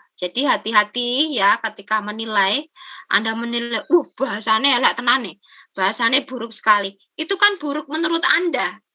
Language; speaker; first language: Indonesian; non-native, local second language; Javanese